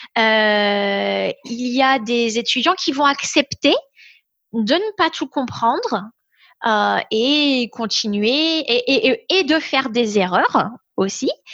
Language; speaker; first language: French; native; French